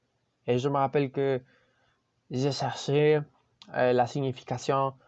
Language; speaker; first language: French; non-native, learner; Spanish